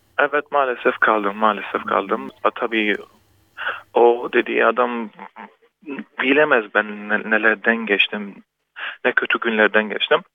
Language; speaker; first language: Turkish; early bilingual, heritage; Turkish